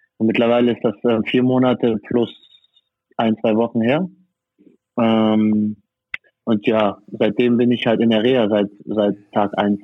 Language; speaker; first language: German; non-native, fluent; French